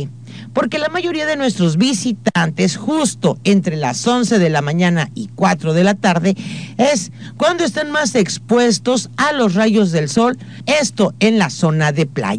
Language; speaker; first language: Spanish; native; Spanish